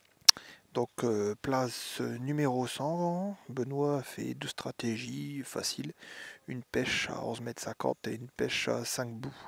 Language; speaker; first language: French; native; French